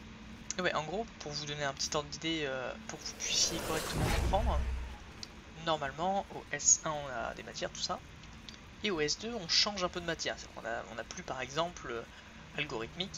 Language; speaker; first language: French; native; French